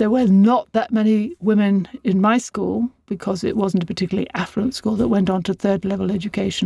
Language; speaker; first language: English; native; English